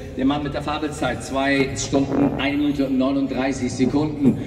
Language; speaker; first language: German; native; German